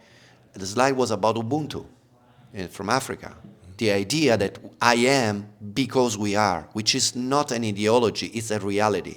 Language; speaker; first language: English; non-native, fluent; Italian